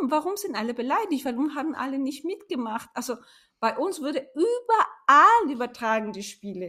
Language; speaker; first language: German; non-native, fluent; Spanish